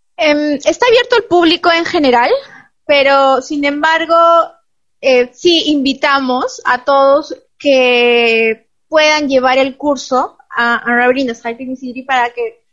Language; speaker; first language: Spanish; native; Spanish